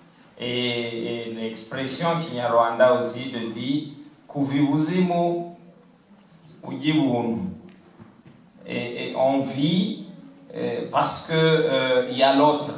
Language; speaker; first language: French; non-native, local second language; Kinyarwanda